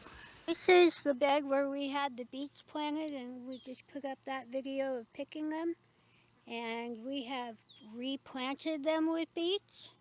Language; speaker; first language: English; native; English